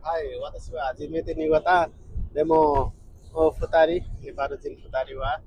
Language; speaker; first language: Japanese; non-native, learner; Nepali